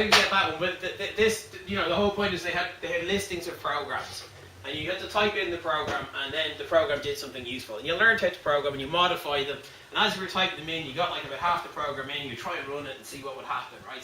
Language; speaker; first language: English; native; English